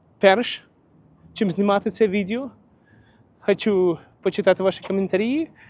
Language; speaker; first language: Ukrainian; non-native, local second language; Russian